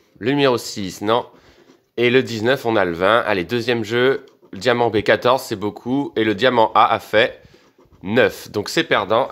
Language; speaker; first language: French; native; French